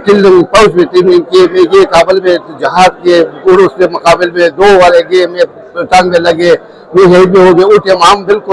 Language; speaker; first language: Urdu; non-native, learner; Pashto